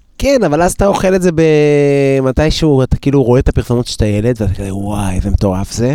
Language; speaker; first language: Hebrew; native; Hebrew